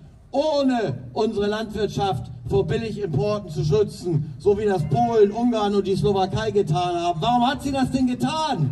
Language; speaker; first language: German; native; German